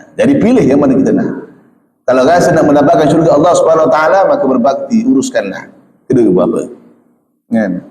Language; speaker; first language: Malay; native; Malay